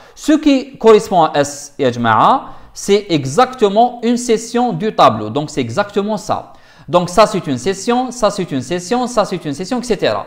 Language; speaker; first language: French; non-native, local second language; Arabic